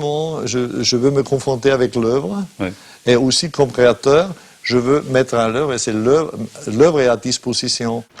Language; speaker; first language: French; non-native, fluent; German